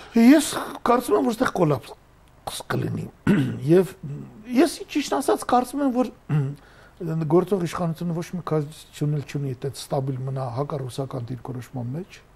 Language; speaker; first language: Armenian; native; Armenian